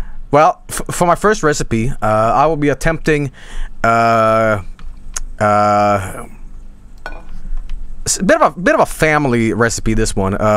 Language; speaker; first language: English; non-native, fluent; Swedish